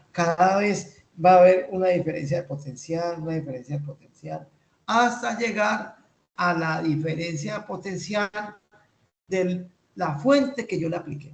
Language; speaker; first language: Spanish; native; Spanish